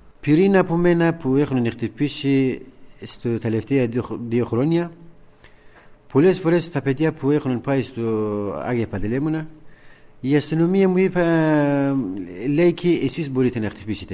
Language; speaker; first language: Greek; non-native, learner; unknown